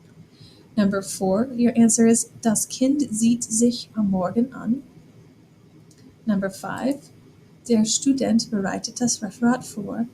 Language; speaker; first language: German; non-native, fluent; English